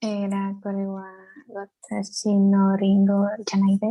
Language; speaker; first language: Japanese; non-native, learner; Spanish